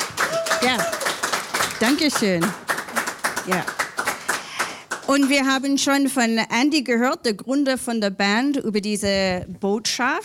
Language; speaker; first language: German; non-native, learner; English